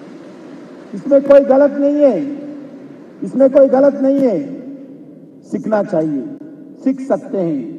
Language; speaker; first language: Hindi; non-native, local second language; Telugu